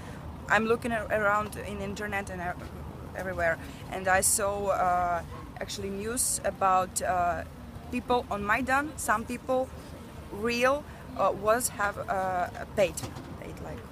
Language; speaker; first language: English; non-native, learner; Russian